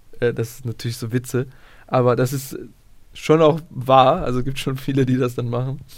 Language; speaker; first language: German; early bilingual, other home language; Bosnian